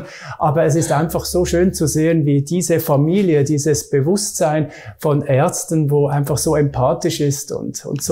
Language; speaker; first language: German; native; German